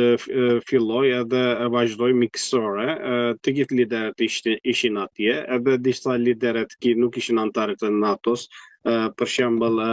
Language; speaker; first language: Albanian; non-native, fluent; Turkish